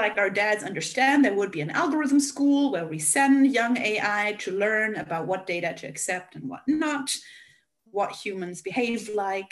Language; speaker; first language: English; non-native, fluent; Hungarian